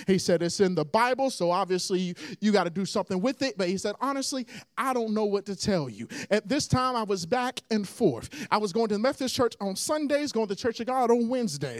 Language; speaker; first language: English; native; English